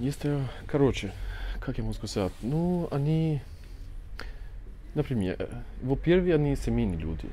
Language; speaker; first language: Russian; non-native, learner; Albanian